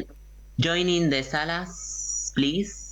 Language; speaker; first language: English; non-native, learner; Spanish